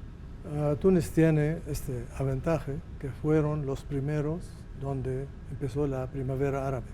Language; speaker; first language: Spanish; non-native, fluent; Arabic